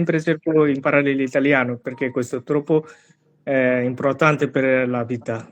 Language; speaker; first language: Italian; non-native, learner; Bangla